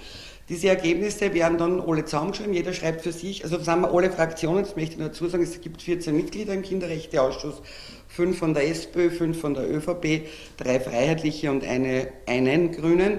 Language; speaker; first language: German; native; German